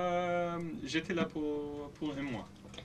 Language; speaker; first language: French; non-native, local second language; English